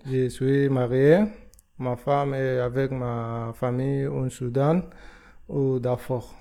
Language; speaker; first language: French; non-native, learner; Arabic